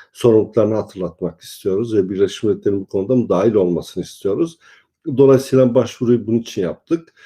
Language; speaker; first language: Turkish; non-native, local second language; Kurdish